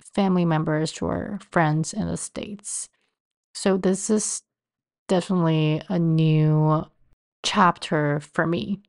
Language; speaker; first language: English; non-native, fluent; Chinese